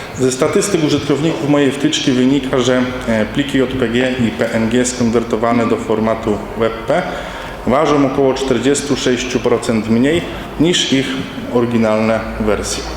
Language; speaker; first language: Polish; native; Polish